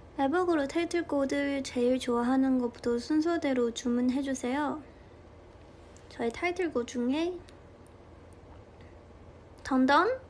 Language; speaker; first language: Korean; non-native, fluent; Chinese